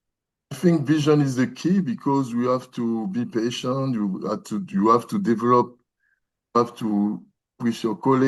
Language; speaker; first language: English; non-native, learner; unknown